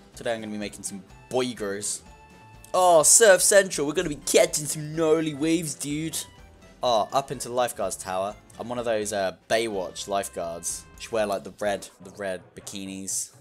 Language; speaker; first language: English; native; English